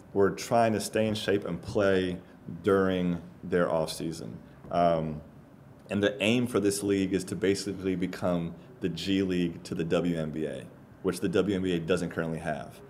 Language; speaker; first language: English; native; English